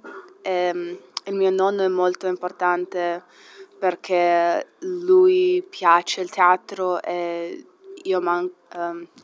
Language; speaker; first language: Italian; non-native, learner; English